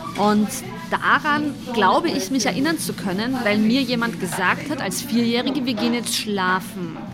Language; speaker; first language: German; early bilingual, other home language; Bosnian